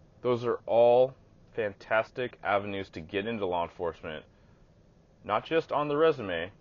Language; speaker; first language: English; native; English